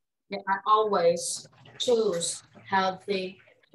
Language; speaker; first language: English; non-native, fluent; Vietnamese